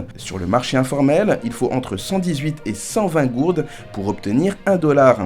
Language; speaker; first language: French; non-native, local second language; Haitian Creole